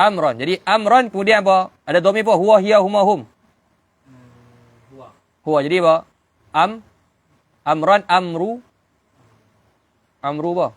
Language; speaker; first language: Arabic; non-native, fluent; Malay